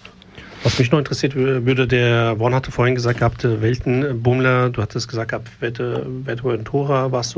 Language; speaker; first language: German; native; German